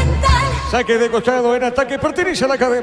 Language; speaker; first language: Spanish; native; Spanish